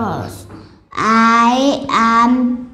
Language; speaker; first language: English; non-native, learner; Vietnamese